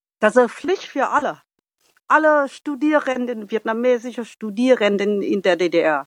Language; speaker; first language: German; non-native, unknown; Vietnamese